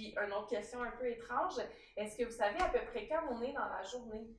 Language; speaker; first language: French; native; French